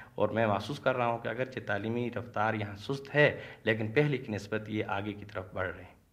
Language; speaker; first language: Urdu; non-native, local second language; Shina